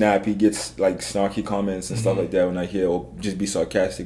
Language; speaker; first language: English; non-native, local second language; Zulu